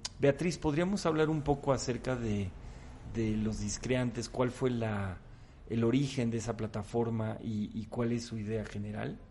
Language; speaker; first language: Spanish; native; Spanish